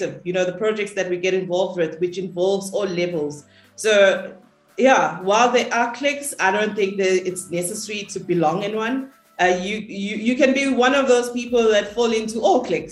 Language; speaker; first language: English; non-native, local second language; Zulu